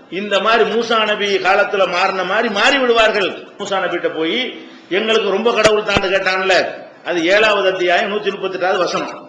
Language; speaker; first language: Tamil; native; Tamil